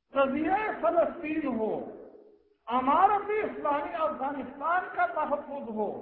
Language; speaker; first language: Urdu; non-native, local second language; Pashto